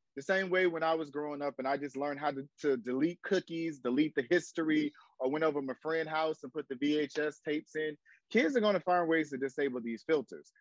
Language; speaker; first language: English; native; English